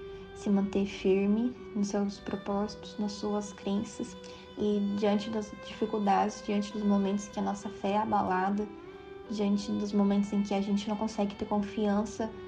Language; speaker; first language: Portuguese; native; Portuguese